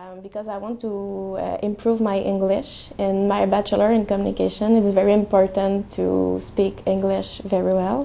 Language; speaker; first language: English; non-native, learner; French